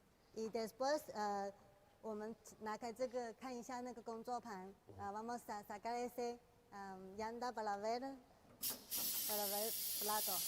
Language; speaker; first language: Spanish; non-native, learner; Chinese